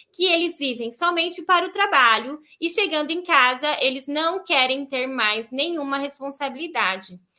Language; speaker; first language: Portuguese; native; Portuguese